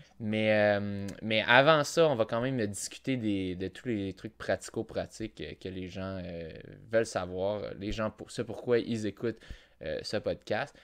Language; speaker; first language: French; native; French